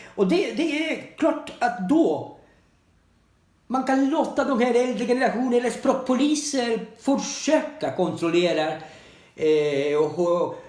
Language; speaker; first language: Swedish; non-native, learner; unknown